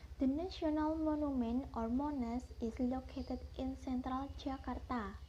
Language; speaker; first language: English; non-native, fluent; Indonesian